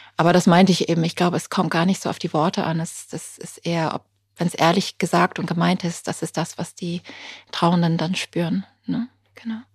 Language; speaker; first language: German; non-native, fluent; English